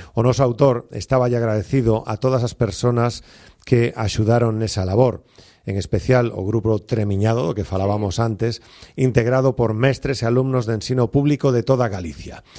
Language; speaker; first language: Galician; native; Galician